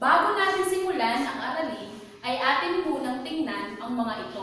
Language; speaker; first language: Filipino; native; Filipino